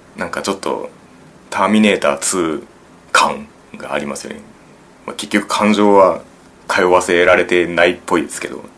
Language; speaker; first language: Japanese; native; Japanese